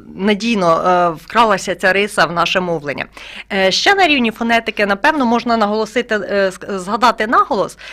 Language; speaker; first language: Ukrainian; native; Ukrainian